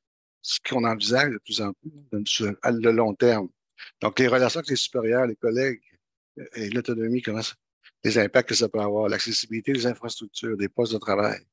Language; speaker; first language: French; native; French